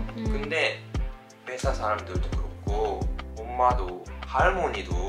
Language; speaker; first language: Korean; non-native, fluent; Japanese